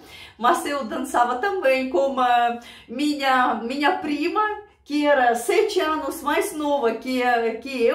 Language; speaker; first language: Portuguese; non-native, learner; Russian